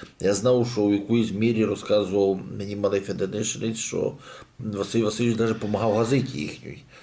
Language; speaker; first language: Ukrainian; native; Ukrainian